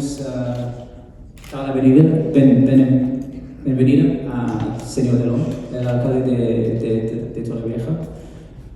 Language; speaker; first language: Spanish; non-native, fluent; English